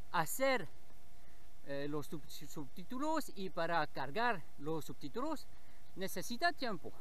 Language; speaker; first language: Spanish; non-native, learner; French